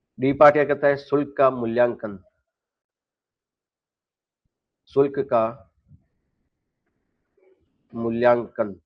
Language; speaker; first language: Hindi; native; Hindi